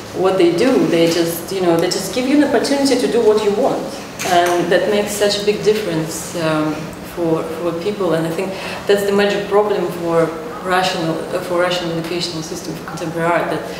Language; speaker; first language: English; non-native, fluent; Russian